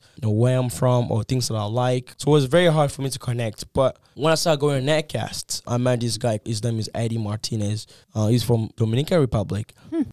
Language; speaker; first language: English; non-native, fluent; Lingala